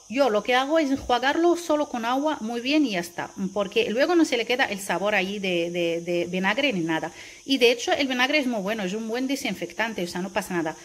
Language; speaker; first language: Spanish; non-native, fluent; Arabic